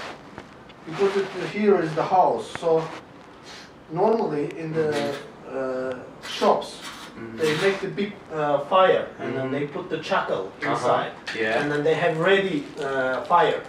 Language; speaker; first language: English; non-native, learner; Arabic